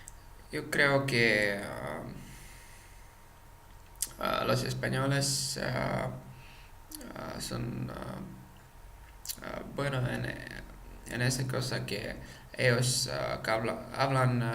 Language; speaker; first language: Spanish; non-native, learner; Czech